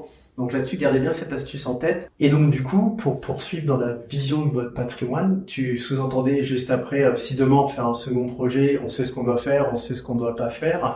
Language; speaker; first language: French; native; French